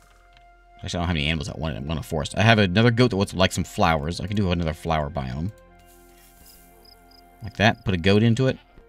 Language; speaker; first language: English; native; English